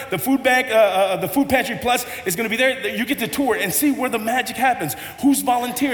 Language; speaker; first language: English; native; English